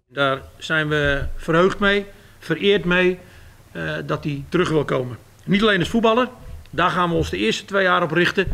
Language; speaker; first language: Dutch; native; Dutch